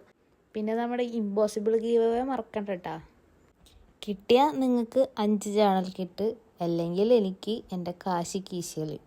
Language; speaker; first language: Malayalam; native; Malayalam